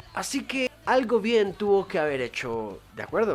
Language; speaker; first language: Spanish; native; Spanish